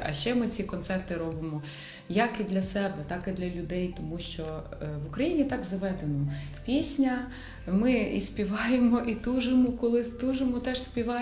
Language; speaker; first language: Ukrainian; native; Ukrainian